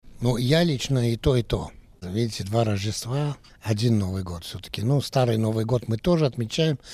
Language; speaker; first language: Russian; early bilingual, heritage; Russian